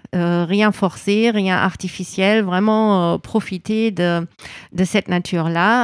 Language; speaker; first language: French; non-native, fluent; German